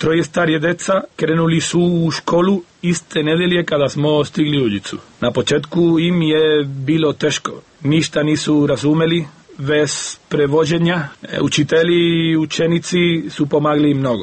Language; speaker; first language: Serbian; non-native, learner; Spanish